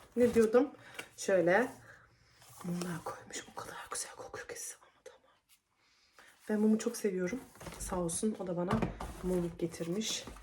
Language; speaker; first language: Turkish; early bilingual, heritage; Turkish